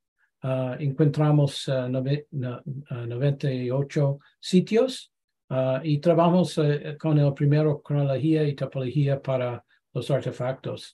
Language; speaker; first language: Spanish; non-native, learner; English